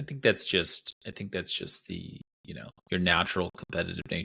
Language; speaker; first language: English; native; English